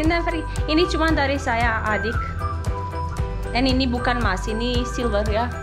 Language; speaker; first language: Indonesian; non-native, learner; English